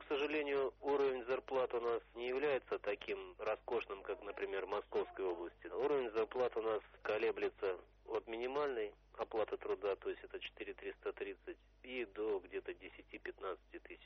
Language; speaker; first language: Russian; native; Russian